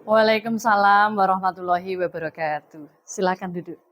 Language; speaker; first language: Indonesian; native; Indonesian